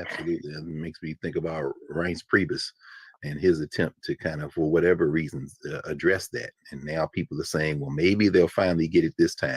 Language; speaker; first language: English; native; English